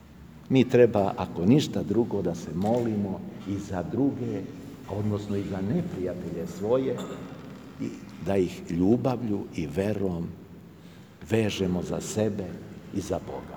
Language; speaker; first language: Serbian; native; Serbian